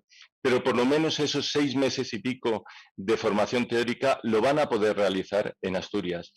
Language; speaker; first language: Spanish; native; Spanish